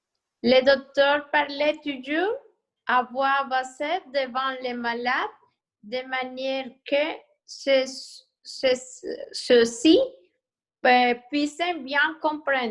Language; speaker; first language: French; non-native, learner; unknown